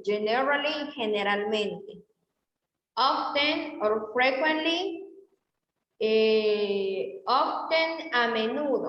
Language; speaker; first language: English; non-native, fluent; Spanish